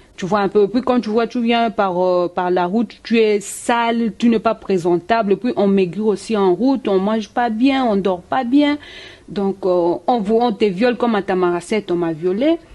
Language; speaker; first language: French; non-native, local second language; Lingala